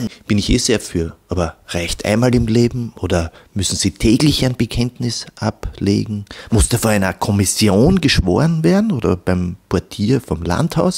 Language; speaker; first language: German; native; German